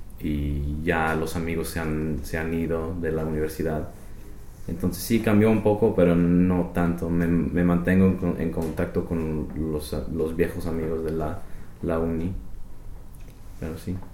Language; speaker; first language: Spanish; non-native, fluent; English